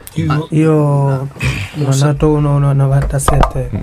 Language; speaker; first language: Italian; non-native, learner; Mandingo